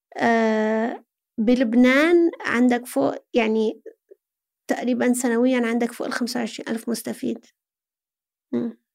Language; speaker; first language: Arabic; native; Arabic